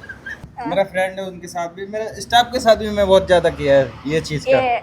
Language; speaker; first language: Hindi; non-native, local second language; Malayalam